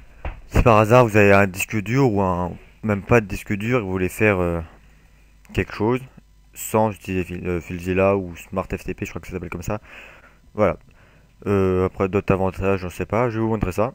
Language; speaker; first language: French; native; French